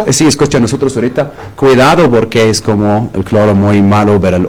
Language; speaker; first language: Spanish; non-native, learner; Arabic